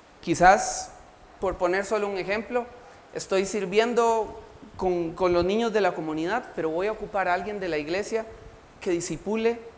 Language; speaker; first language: Spanish; native; Spanish